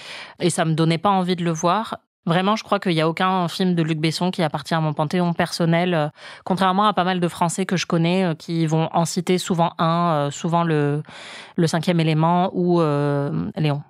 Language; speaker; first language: French; native; French